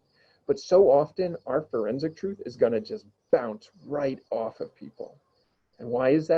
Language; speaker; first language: English; native; English